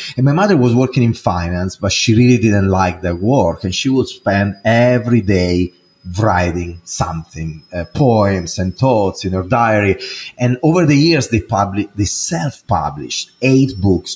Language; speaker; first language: English; non-native, fluent; Italian